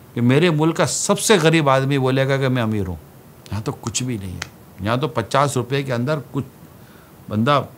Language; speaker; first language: Urdu; native; Urdu